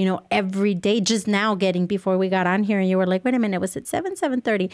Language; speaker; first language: English; early bilingual, other home language; Spanish